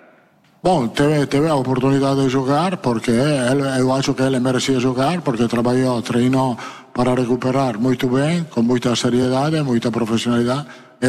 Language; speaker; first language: Portuguese; non-native, fluent; Italian